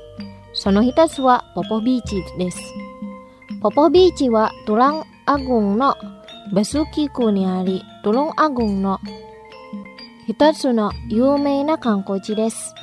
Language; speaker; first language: Japanese; non-native, fluent; Indonesian